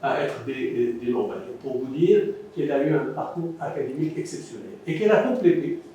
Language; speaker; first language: French; non-native, local second language; Arabic